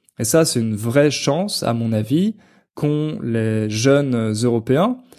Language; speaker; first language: French; native; French